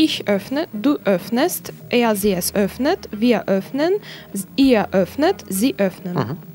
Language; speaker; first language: German; non-native, learner; Russian